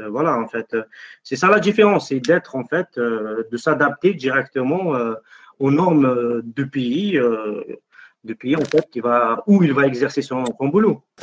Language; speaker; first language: French; non-native, local second language; Arabic